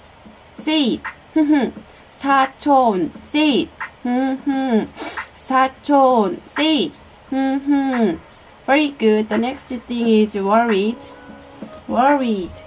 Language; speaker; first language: English; non-native, learner; Korean